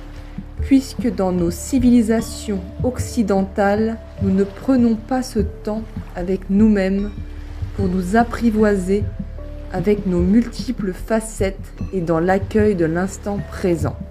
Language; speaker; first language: French; native; French